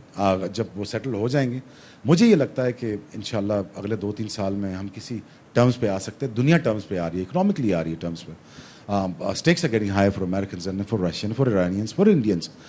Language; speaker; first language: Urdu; non-native, local second language; Punjabi